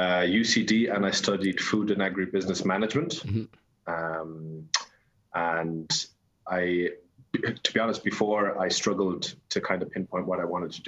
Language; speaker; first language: English; native; English